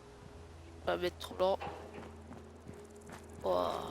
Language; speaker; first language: French; native; French